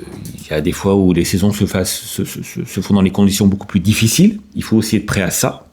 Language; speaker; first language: French; native; French